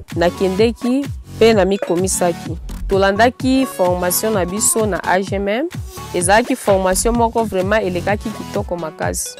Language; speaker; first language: Lingala; native; Lingala